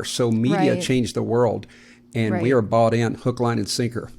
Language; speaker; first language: English; native; English